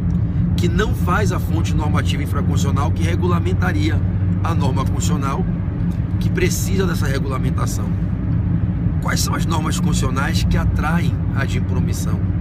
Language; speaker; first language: Portuguese; native; Portuguese